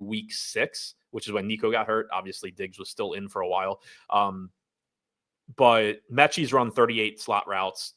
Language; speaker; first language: English; native; English